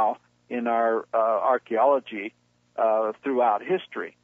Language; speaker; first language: English; native; English